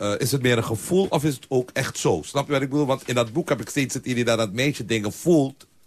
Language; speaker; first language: Dutch; native; Dutch